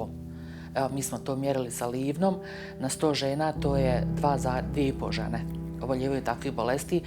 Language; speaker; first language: Bosnian; native; Bosnian